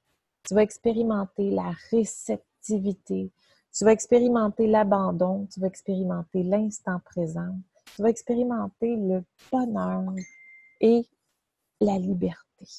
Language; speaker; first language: French; native; French